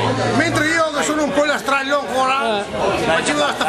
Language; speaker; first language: Italian; native; Italian